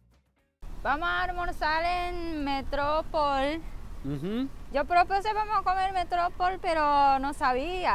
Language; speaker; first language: Spanish; non-native, learner; Japanese